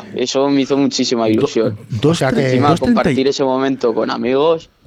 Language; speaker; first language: Spanish; native; Spanish